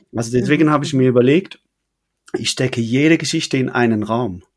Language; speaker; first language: German; native; German